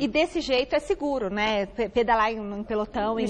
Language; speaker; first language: Portuguese; native; Portuguese